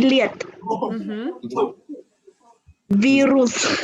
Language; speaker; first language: Russian; non-native, learner; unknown